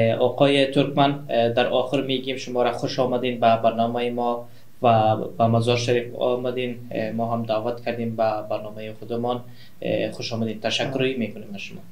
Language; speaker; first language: Persian; non-native, local second language; Turkmen